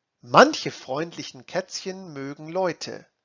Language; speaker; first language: German; non-native, fluent; English